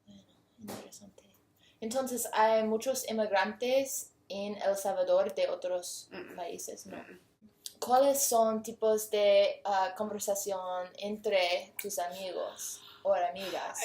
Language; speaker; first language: Spanish; non-native, learner; English